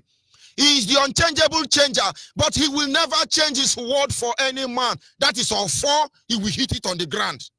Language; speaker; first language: English; non-native, local second language; Igbo